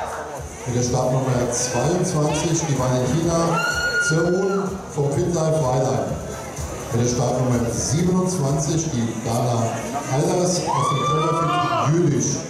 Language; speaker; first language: German; native; German